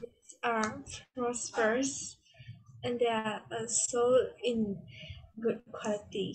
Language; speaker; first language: English; non-native, learner; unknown